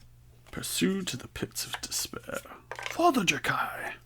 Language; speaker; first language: English; native; English